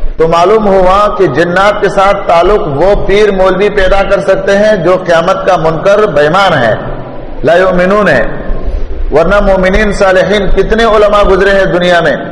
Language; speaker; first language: Urdu; non-native, local second language; Pashto